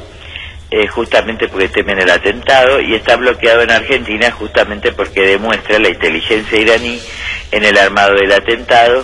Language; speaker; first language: Spanish; native; Spanish